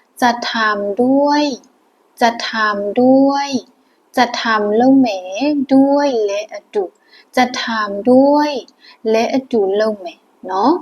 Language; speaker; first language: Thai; non-native, fluent; Burmese